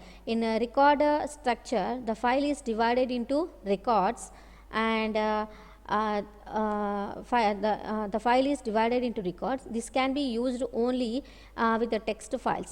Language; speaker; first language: English; non-native, local second language; Telugu